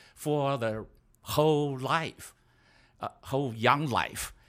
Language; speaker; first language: English; non-native, fluent; Chinese